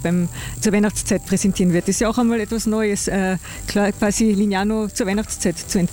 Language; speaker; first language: German; native; German